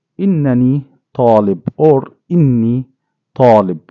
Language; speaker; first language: Arabic; non-native, fluent; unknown